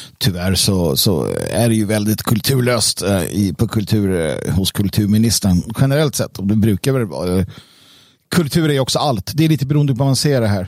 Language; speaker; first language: Swedish; native; Swedish